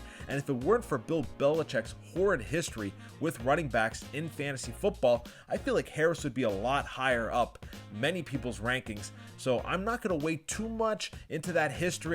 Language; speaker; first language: English; native; English